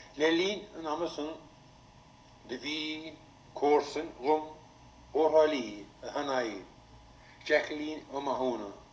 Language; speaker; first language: Irish; native; Irish